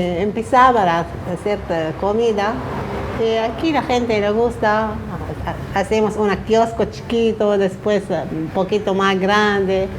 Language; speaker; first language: Spanish; non-native, learner; Arabic